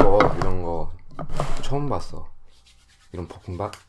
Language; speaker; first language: Korean; non-native, fluent; English